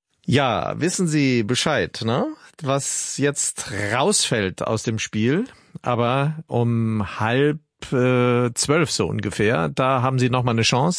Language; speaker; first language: German; native; German